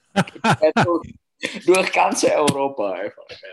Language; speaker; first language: German; non-native, fluent; Czech